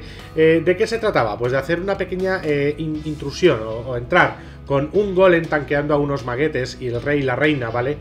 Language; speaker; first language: Spanish; native; Spanish